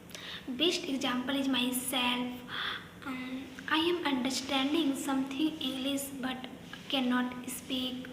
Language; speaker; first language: English; non-native, learner; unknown